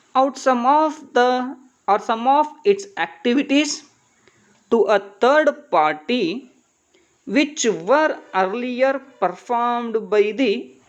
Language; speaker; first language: English; non-native, local second language; Kannada